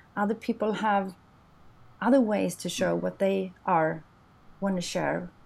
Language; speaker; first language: English; non-native, fluent; Swedish